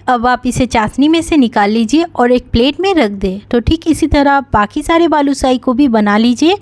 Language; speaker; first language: Hindi; non-native, local second language; Bangla